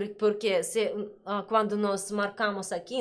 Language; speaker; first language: Portuguese; non-native, learner; Russian